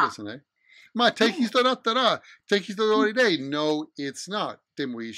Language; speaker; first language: Japanese; non-native, fluent; English